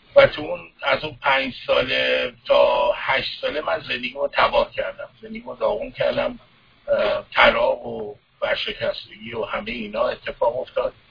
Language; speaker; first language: Persian; native; Persian